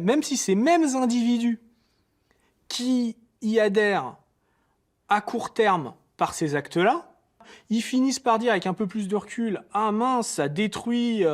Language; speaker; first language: French; native; French